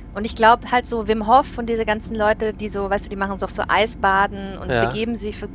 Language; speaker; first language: German; native; German